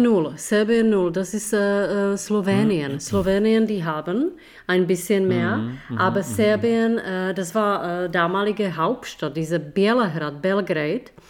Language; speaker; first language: German; non-native, fluent; Czech